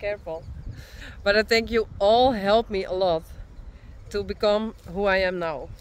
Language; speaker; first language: English; non-native, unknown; Dutch